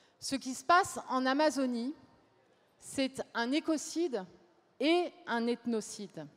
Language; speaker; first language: French; native; French